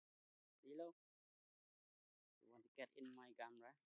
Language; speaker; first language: English; non-native, learner; Khmer